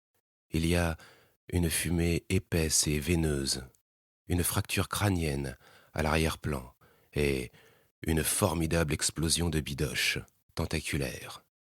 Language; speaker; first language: French; native; French